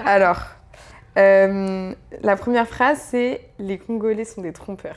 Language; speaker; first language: French; early bilingual, other home language; Arabic